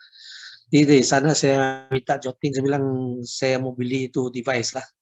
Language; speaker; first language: Indonesian; non-native, local second language; Chinese